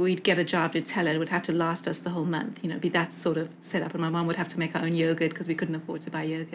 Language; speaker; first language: English; native; English